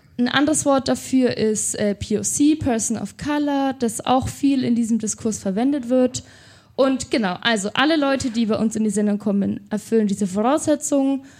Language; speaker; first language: German; native; German